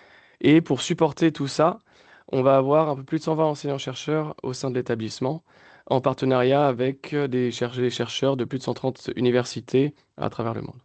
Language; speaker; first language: French; native; French